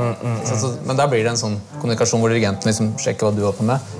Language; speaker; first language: Norwegian; native; Norwegian